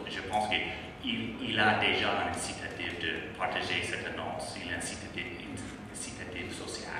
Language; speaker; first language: French; non-native, fluent; English